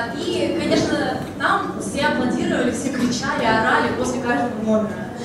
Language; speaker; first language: Russian; early bilingual, heritage; Russian